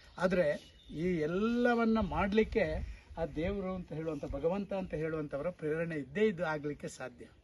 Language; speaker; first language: Kannada; native; Kannada